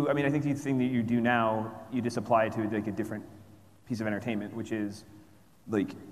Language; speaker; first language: English; native; English